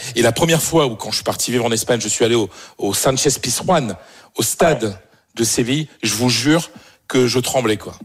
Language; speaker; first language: French; native; French